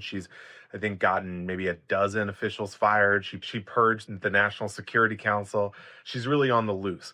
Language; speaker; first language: English; native; English